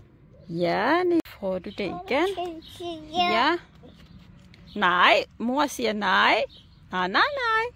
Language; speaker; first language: Danish; non-native, learner; English